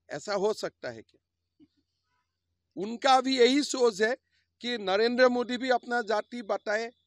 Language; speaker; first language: Hindi; non-native, local second language; Assamese